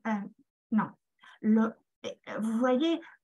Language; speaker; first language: French; non-native, fluent; Greek